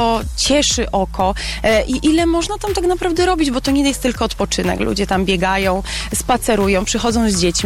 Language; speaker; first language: Polish; native; Polish